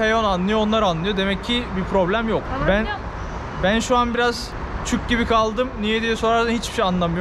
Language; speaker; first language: Turkish; native; Turkish